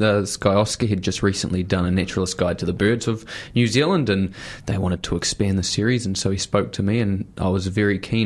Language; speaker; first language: English; native; English